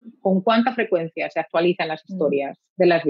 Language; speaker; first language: Spanish; native; Spanish